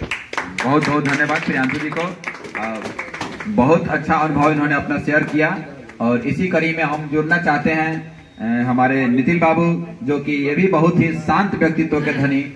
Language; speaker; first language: Hindi; native; Hindi